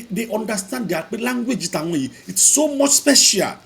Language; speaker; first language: English; non-native, local second language; Yoruba